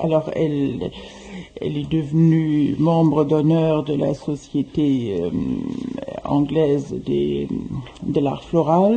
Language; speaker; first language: French; native; French